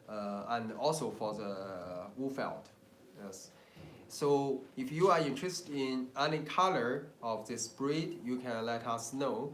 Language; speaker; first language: English; non-native, learner; Chinese